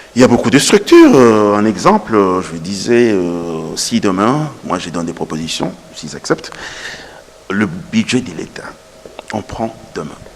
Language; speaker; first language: French; non-native, local second language; Lingala